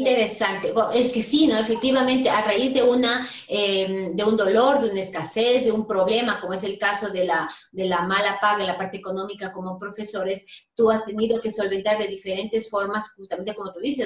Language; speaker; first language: Spanish; native; Spanish